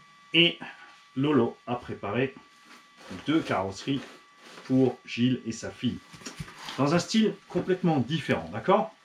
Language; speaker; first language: French; native; French